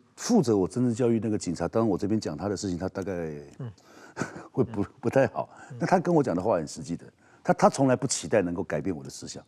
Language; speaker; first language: Chinese; native; Chinese